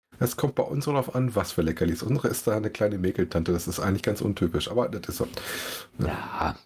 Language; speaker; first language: German; native; German